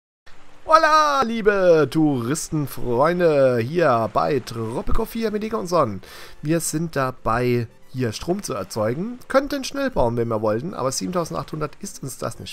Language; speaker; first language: German; native; German